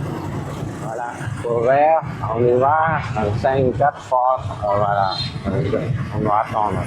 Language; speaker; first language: French; non-native, fluent; Vietnamese